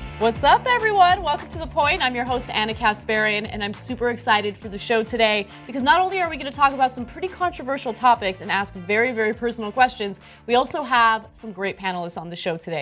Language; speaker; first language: English; native; English